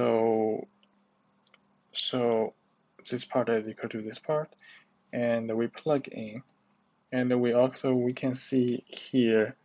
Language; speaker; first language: English; non-native, learner; Chinese